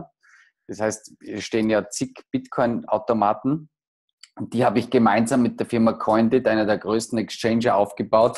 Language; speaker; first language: German; native; German